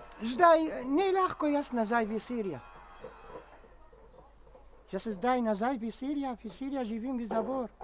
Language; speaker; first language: Slovenian; non-native, learner; Arabic